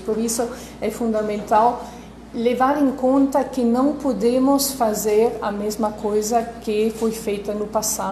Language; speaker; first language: Portuguese; non-native, fluent; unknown